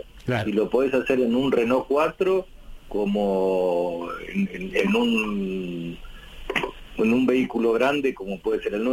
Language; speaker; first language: Spanish; native; Spanish